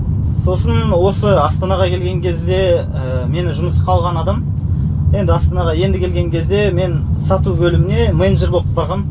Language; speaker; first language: Kazakh; non-native, local second language; Russian